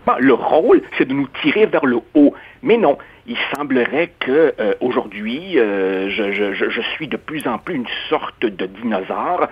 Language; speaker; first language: French; early bilingual, other home language; Spanish